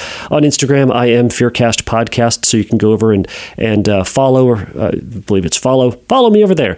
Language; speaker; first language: English; native; English